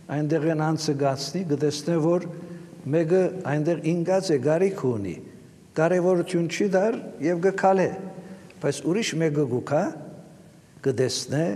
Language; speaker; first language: Armenian; early bilingual, heritage; Armenian